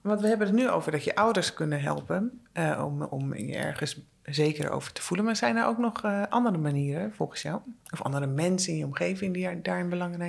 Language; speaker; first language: Dutch; native; Dutch